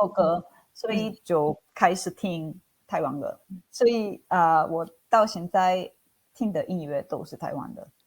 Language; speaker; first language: Chinese; non-native, fluent; Italian